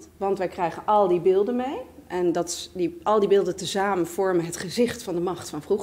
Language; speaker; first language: Dutch; native; Dutch